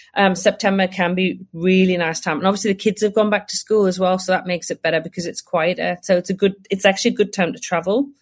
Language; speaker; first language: English; native; English